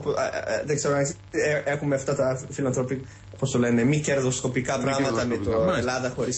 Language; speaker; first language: Greek; early bilingual, heritage; Greek